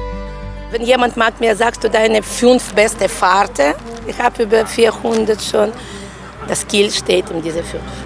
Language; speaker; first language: German; non-native, learner; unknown